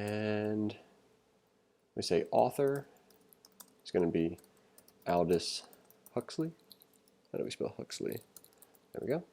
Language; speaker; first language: English; native; English